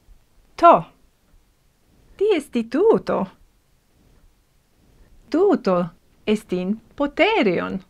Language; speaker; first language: Greek; non-native, fluent; English